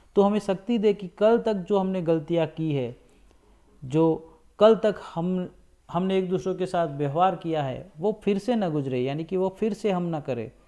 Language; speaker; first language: Hindi; non-native, local second language; Gujarati